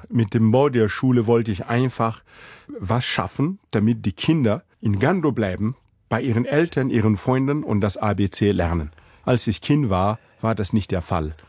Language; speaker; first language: German; non-native, fluent; Mossi